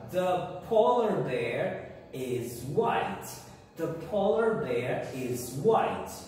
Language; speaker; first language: English; non-native, fluent; Portuguese